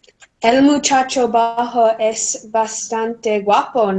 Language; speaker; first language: Spanish; non-native, learner; English